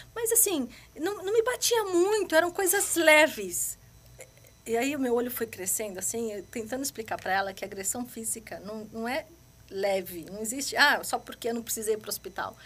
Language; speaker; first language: Portuguese; early bilingual, other home language; Arabic